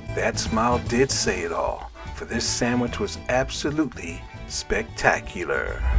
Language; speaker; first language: English; native; English